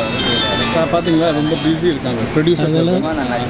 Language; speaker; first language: Tamil; non-native, learner; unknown